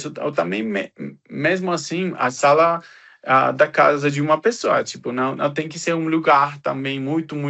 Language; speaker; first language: Portuguese; non-native, fluent; Spanish